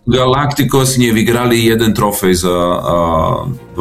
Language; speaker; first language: Polish; non-native, fluent; Serbian